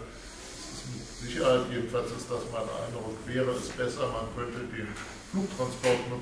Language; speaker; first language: German; native; German